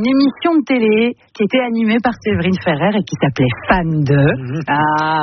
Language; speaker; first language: French; native; French